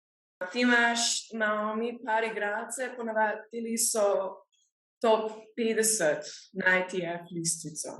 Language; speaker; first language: Slovenian; early bilingual, heritage; Slovenian